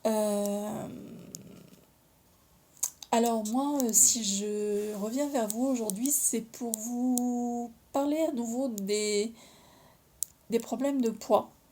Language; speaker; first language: French; native; French